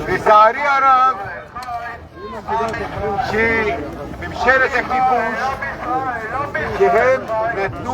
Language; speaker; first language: Hebrew; non-native, local second language; Arabic